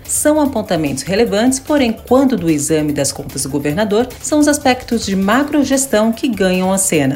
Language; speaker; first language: Portuguese; native; Portuguese